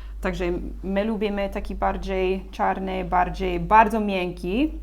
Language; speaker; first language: Polish; non-native, learner; English